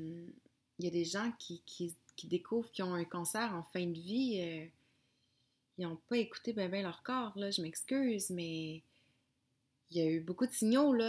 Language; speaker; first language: French; native; French